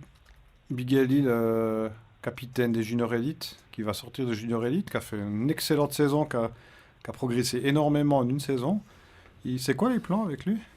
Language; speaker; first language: French; native; French